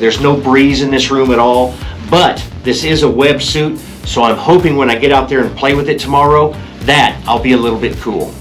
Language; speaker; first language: English; native; English